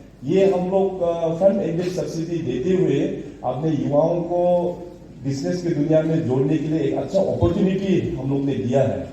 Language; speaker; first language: Hindi; non-native, local second language; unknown